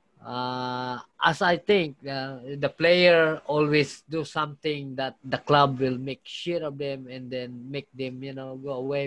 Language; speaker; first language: English; non-native, local second language; Filipino